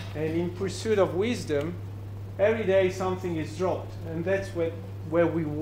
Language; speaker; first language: English; non-native, fluent; Italian